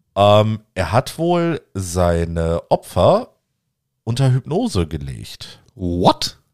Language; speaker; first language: German; native; German